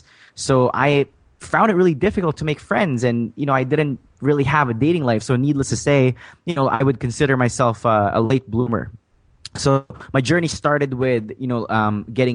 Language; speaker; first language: English; non-native, fluent; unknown